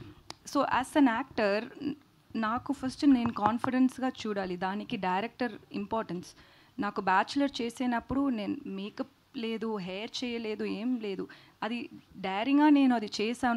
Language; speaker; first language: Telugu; non-native, learner; Tamil